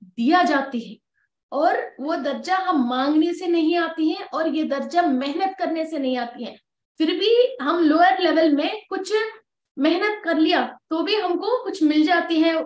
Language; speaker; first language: Hindi; non-native, local second language; Telugu